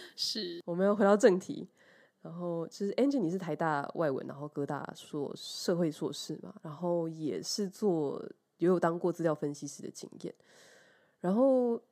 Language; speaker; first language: Chinese; native; Chinese